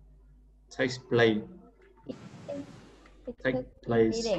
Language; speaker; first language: English; non-native, learner; Vietnamese